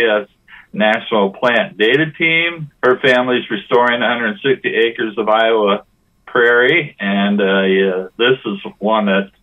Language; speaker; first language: English; native; English